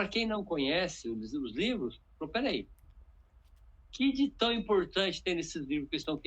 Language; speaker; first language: Portuguese; native; Portuguese